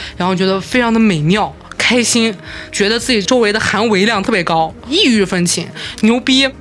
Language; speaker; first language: Chinese; native; Chinese